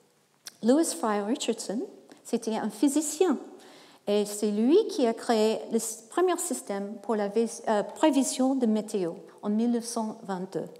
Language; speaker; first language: French; non-native, fluent; English